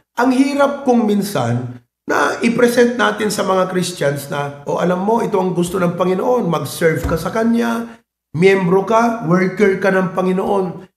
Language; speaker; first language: Filipino; non-native, local second language; Iloko